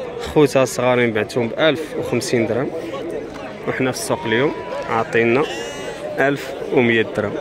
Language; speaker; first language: Arabic; native; Arabic